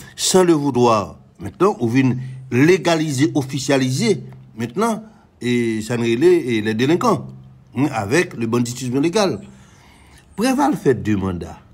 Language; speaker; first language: French; non-native, local second language; Haitian Creole